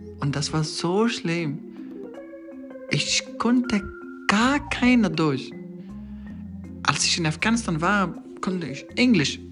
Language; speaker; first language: German; non-native, learner; Persian